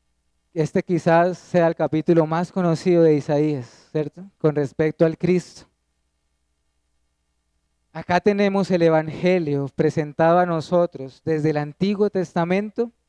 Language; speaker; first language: Spanish; native; Spanish